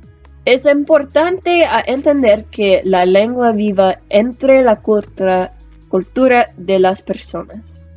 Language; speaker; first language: Spanish; non-native, learner; English